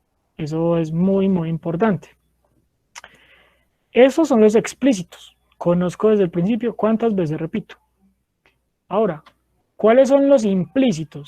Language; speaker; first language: Spanish; native; Spanish